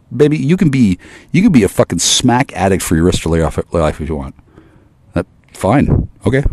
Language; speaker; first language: English; native; English